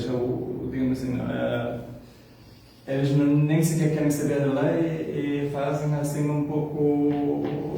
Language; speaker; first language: Portuguese; non-native, fluent; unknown